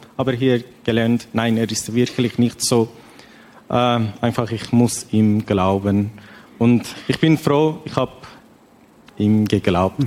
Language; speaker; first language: German; non-native, learner; Persian